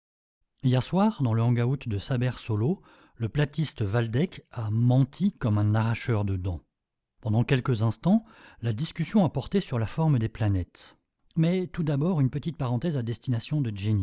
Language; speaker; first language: French; native; French